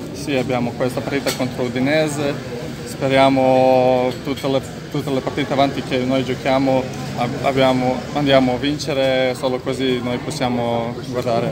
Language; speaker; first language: Italian; non-native, learner; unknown